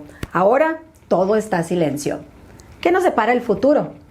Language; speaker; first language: Spanish; native; Spanish